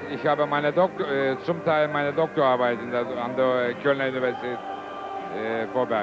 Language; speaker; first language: German; non-native, fluent; Turkish